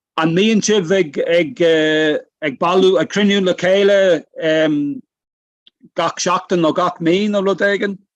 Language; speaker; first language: Irish; non-native, local second language; English